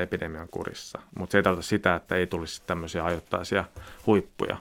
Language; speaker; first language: Finnish; native; Finnish